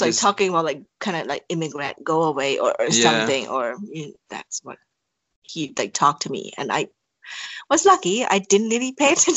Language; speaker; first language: English; non-native, fluent; Thai